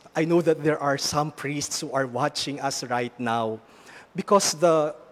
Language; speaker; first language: English; non-native, local second language; Filipino